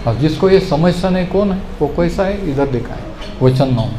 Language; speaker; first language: Hindi; non-native, local second language; Marathi